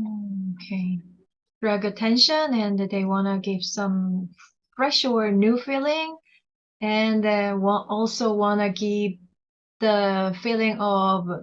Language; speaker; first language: English; non-native, learner; Korean